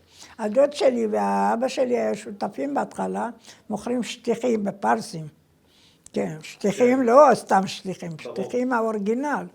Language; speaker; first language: Hebrew; non-native, fluent; Persian